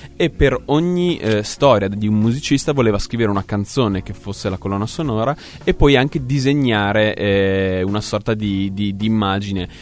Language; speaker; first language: Italian; native; Italian